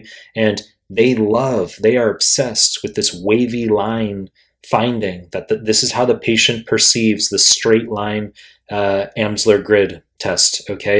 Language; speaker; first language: English; native; English